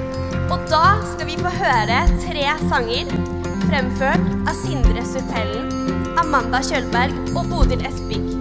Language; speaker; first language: Norwegian; native; Norwegian